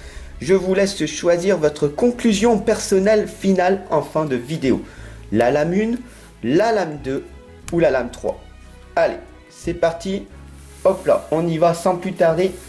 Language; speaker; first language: French; native; French